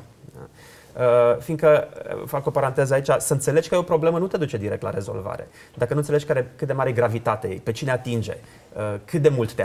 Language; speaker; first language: Romanian; native; Romanian